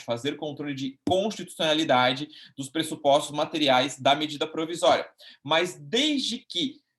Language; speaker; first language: Portuguese; native; Portuguese